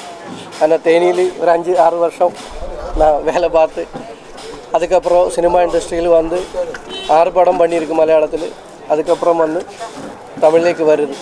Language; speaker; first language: Tamil; non-native, learner; Malayalam